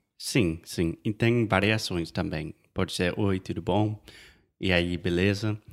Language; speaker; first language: Portuguese; non-native, fluent; English